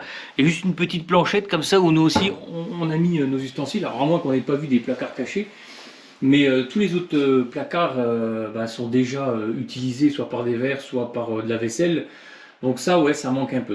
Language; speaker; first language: French; native; French